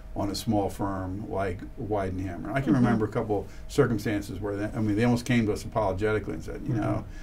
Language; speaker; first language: English; native; English